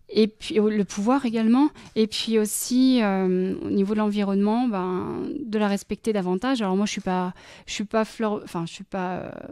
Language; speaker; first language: French; native; French